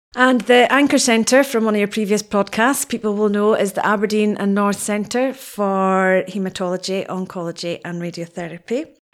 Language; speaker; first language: English; native; English